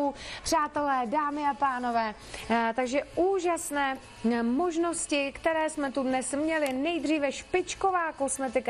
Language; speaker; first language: Czech; native; Czech